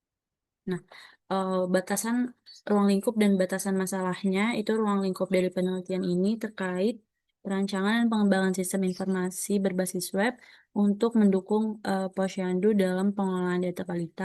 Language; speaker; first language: Indonesian; native; Indonesian